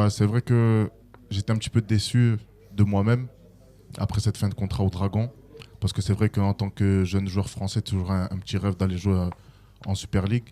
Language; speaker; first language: French; native; French